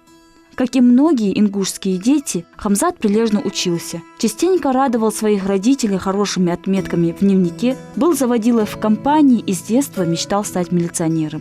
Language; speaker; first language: Russian; native; Russian